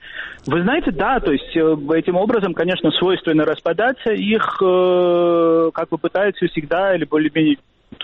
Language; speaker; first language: Russian; non-native, fluent; Georgian